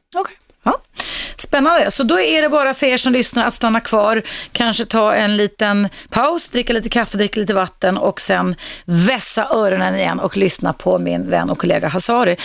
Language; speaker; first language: Swedish; native; Swedish